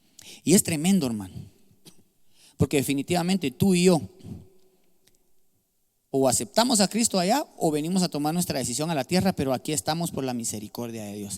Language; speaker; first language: Spanish; native; Spanish